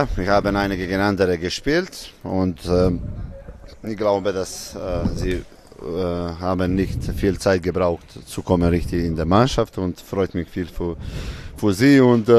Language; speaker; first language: German; non-native, fluent; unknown